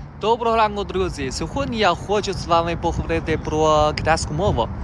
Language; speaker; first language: Ukrainian; non-native, learner; Chinese